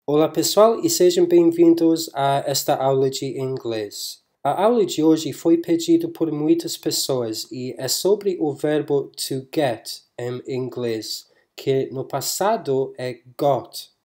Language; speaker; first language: Portuguese; non-native, fluent; English